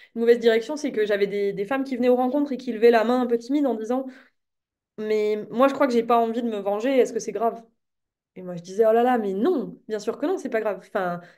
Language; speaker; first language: French; native; French